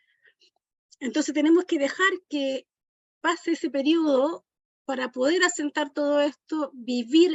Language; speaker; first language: Spanish; native; Spanish